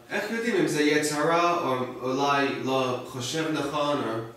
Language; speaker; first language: Hebrew; non-native, learner; English